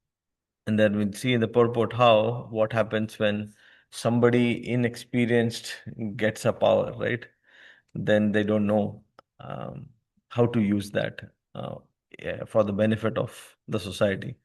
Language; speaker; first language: English; non-native, local second language; Hindi